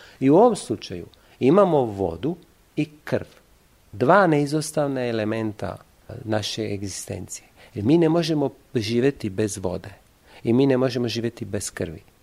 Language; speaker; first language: Serbian; non-native, fluent; Italian